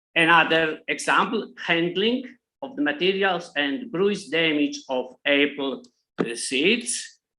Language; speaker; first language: English; non-native, local second language; Polish